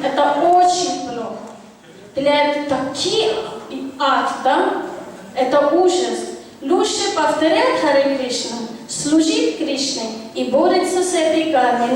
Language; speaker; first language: Russian; non-native, learner; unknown